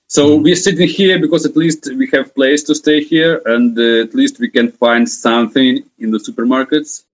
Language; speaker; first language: English; non-native, fluent; Ukrainian